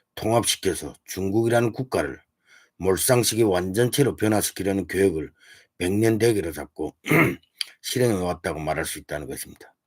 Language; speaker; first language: Korean; early bilingual, heritage; Korean